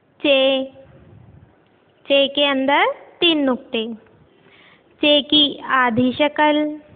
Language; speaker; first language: Hindi; native; Hindi